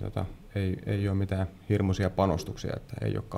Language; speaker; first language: Finnish; native; Finnish